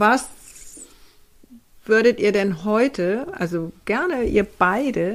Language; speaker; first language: German; native; German